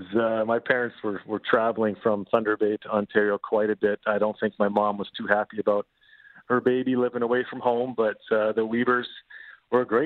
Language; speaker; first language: English; native; English